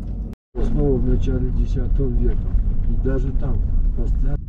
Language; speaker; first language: Russian; native; Russian